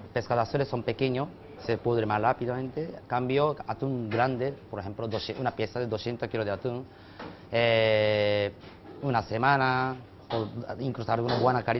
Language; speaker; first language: Spanish; non-native, learner; Japanese